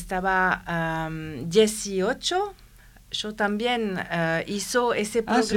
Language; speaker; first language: Spanish; non-native, learner; French